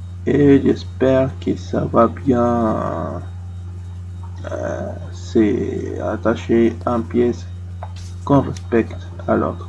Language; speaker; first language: French; non-native, fluent; Spanish